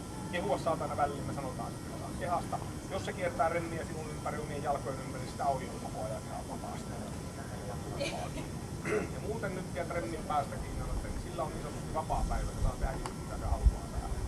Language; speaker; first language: Finnish; native; Finnish